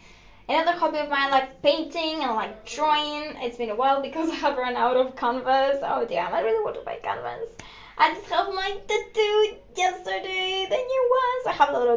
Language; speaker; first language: English; non-native, fluent; Greek